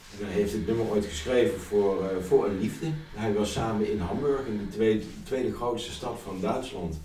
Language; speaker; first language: Dutch; native; Dutch